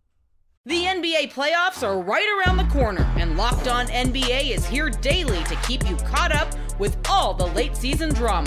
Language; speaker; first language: English; native; English